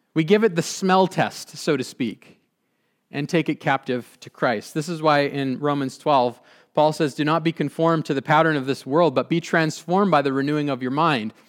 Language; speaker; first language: English; native; English